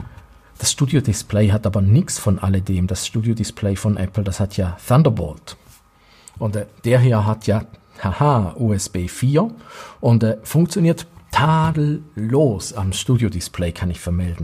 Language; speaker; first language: German; native; German